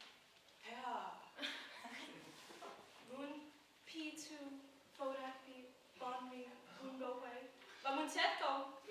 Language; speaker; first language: Vietnamese; early bilingual, heritage; Vietnamese